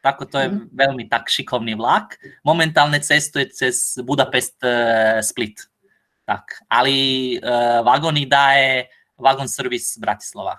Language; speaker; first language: Slovak; non-native, learner; Croatian